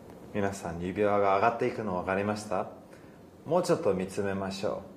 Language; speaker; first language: Japanese; early bilingual, heritage; English